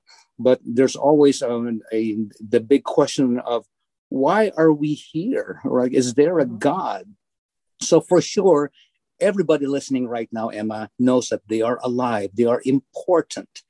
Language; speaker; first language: English; non-native, local second language; Filipino